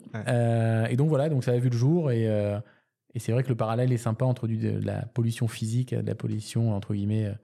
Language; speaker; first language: French; native; French